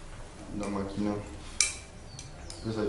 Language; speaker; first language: Spanish; native; Spanish